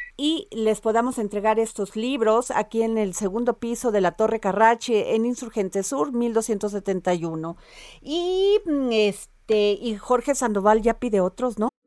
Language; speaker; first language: Spanish; native; Spanish